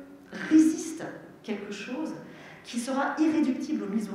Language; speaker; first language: French; native; French